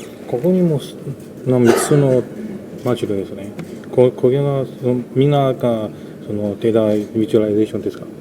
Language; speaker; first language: Japanese; non-native, learner; Chinese